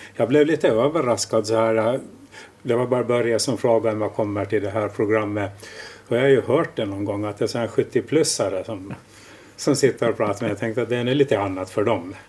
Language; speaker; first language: Swedish; native; Swedish